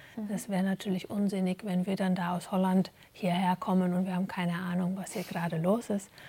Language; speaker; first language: German; native; German